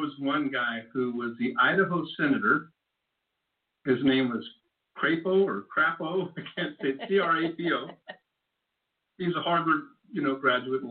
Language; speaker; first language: English; native; English